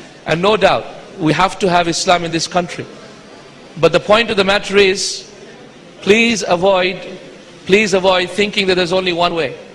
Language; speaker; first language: English; non-native, local second language; Bangla